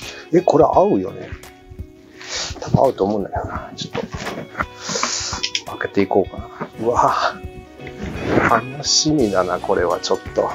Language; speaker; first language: Japanese; native; Japanese